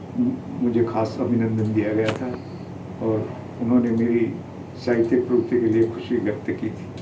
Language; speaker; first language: Hindi; non-native, local second language; Gujarati